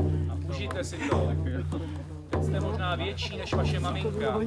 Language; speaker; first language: Czech; native; Czech